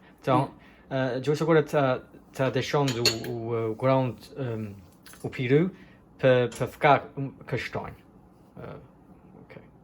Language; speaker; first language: Portuguese; early bilingual, heritage; Portuguese